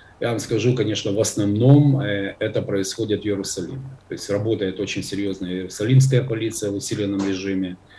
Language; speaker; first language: Russian; non-native, local second language; Ukrainian